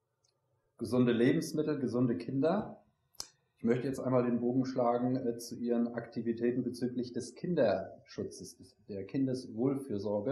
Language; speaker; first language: German; native; German